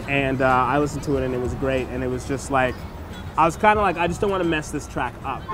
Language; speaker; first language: English; native; English